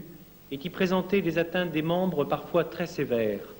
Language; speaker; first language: French; native; French